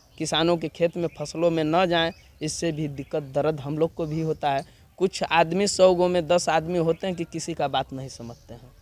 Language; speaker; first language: Hindi; non-native, local second language; Bhojpuri